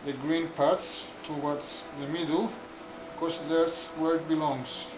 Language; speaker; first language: English; non-native, fluent; Greek